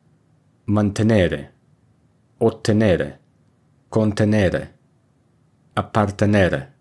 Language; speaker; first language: Italian; non-native, fluent; English